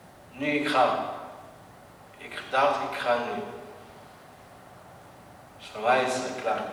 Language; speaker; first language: Dutch; non-native, learner; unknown